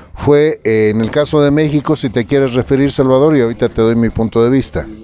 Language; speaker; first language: Spanish; native; Spanish